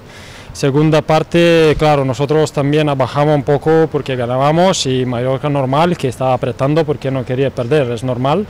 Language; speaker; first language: Spanish; non-native, learner; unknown